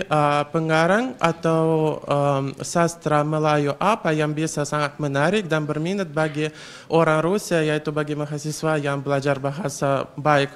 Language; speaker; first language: Indonesian; non-native, fluent; Russian